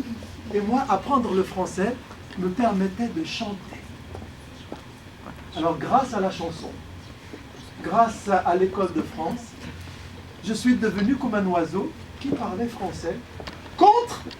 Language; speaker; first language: French; early bilingual, other home language; Arabic